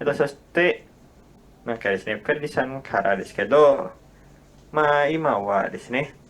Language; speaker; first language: Japanese; non-native, fluent; Indonesian